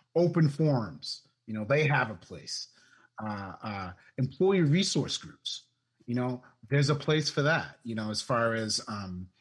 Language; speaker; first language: English; native; English